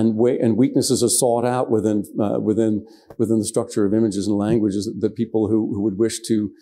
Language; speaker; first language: English; native; English